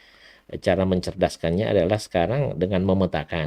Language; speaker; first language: Indonesian; native; Indonesian